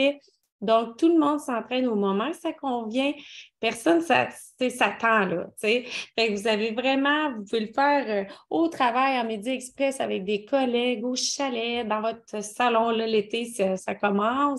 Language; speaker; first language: French; native; French